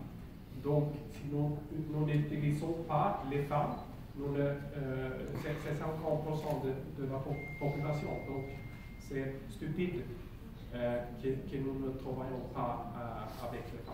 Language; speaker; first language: French; non-native, learner; Swedish